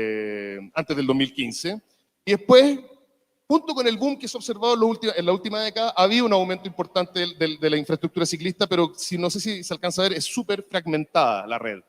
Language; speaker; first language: Spanish; native; Spanish